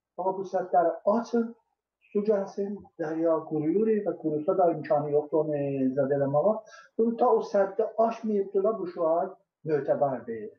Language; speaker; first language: Azerbaijani; native; Azerbaijani